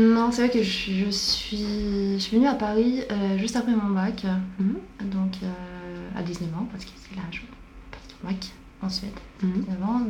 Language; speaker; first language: French; non-native, fluent; Swedish